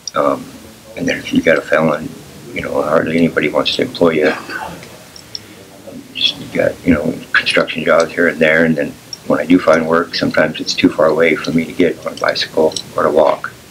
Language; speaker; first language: English; native; English